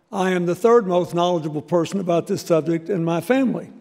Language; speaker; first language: English; native; English